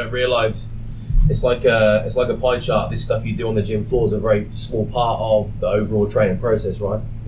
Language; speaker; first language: English; native; English